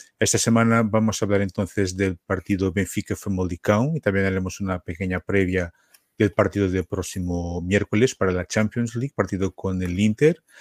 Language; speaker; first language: Spanish; non-native, fluent; Portuguese